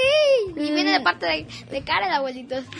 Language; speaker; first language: Spanish; native; Spanish